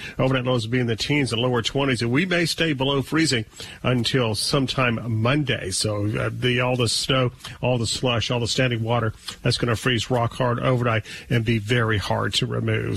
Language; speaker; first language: English; native; English